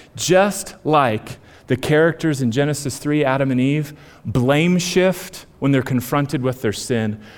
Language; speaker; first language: English; native; English